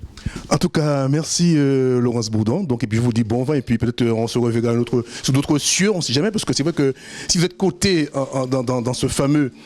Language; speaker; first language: French; native; French